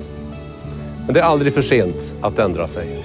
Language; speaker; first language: Swedish; native; Swedish